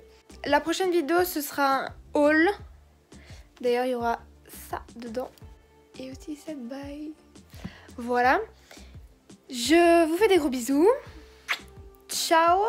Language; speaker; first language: French; native; French